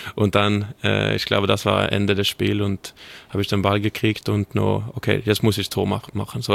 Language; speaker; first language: German; non-native, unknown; Swedish